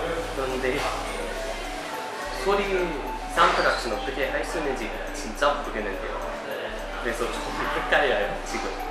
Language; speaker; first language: Korean; non-native, fluent; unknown